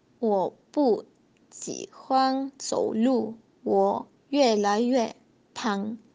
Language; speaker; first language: Chinese; non-native, learner; Spanish